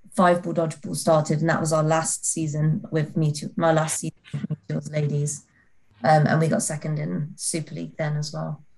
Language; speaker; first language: English; native; English